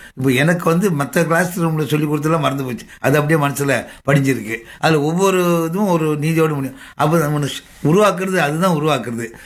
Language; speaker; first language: Tamil; native; Tamil